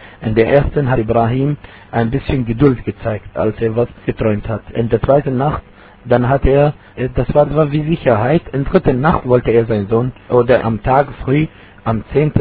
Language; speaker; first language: German; non-native, fluent; Arabic